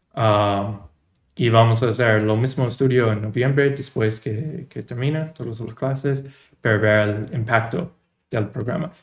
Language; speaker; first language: Spanish; non-native, fluent; English